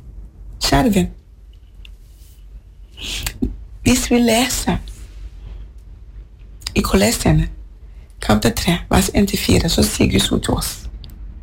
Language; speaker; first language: Norwegian; non-native, fluent; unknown